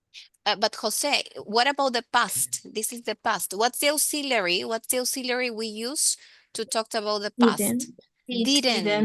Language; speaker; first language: English; non-native, fluent; Spanish